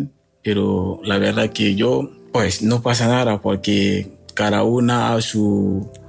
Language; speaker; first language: Spanish; non-native, learner; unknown